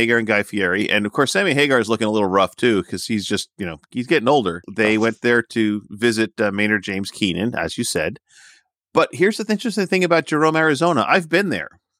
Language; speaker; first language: English; native; English